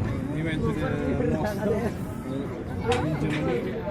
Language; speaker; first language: English; non-native, learner; Indonesian